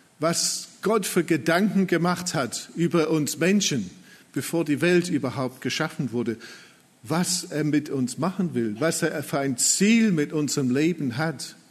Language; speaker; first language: German; non-native, fluent; English